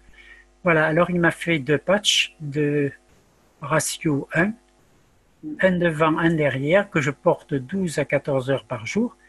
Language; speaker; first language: French; native; French